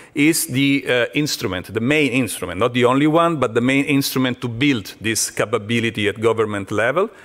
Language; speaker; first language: English; non-native, fluent; Italian